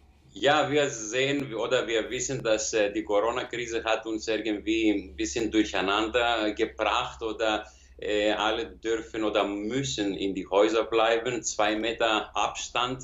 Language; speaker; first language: German; non-native, learner; Greek